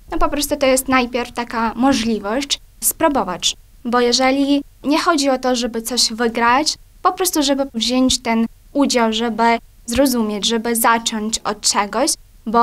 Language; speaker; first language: Polish; non-native, fluent; Ukrainian